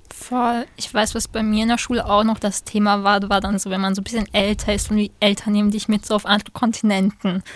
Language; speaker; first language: German; early bilingual, other home language; Bosnian